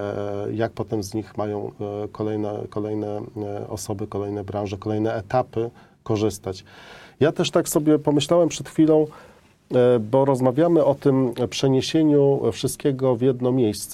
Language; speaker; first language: Polish; native; Polish